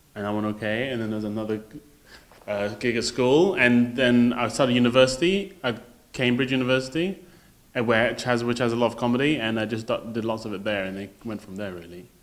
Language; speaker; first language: English; native; English